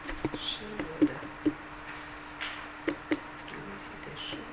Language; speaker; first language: Chinese; non-native, learner; Italian